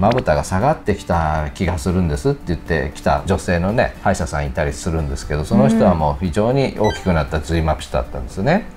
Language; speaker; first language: Japanese; native; Japanese